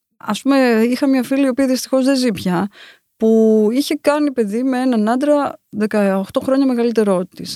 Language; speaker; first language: Greek; native; Greek